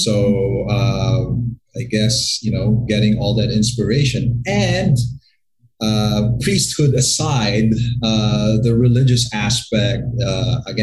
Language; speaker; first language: English; non-native, local second language; Hiligaynon